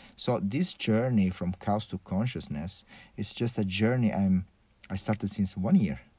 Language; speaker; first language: English; early bilingual, other home language; Italian